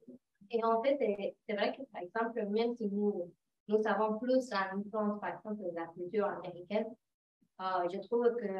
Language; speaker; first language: French; non-native, fluent; Spanish